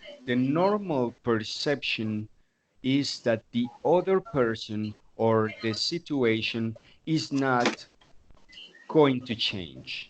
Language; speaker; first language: English; non-native, fluent; Spanish